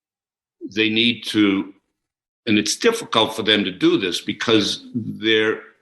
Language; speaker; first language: English; native; English